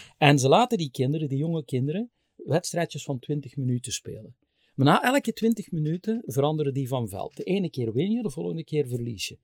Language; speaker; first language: Dutch; native; Dutch